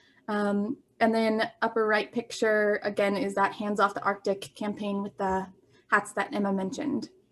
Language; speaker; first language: English; native; English